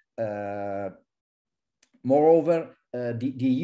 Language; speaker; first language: English; non-native, fluent; Italian